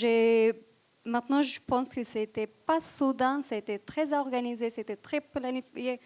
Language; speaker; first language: French; non-native, fluent; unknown